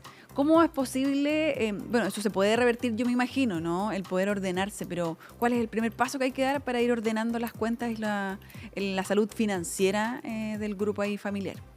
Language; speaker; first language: Spanish; native; Spanish